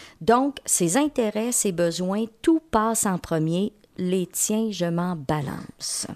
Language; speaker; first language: French; native; French